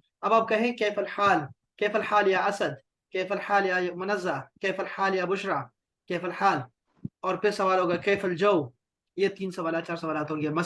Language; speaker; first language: Urdu; native; Urdu